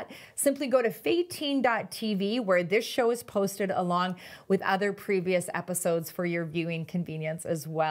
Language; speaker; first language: English; native; English